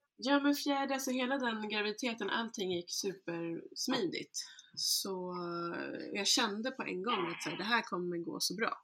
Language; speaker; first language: Swedish; early bilingual, other home language; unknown